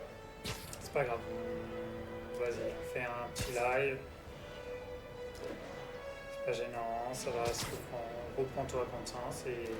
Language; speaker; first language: French; native; French